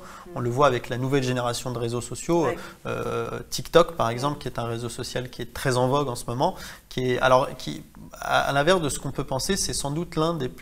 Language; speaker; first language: French; native; French